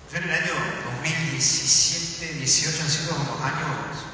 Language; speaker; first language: Spanish; native; Spanish